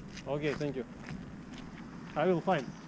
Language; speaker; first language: English; non-native, learner; Russian